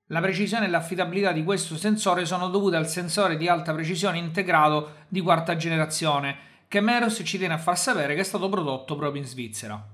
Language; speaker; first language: Italian; native; Italian